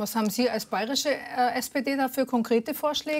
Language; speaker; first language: German; native; German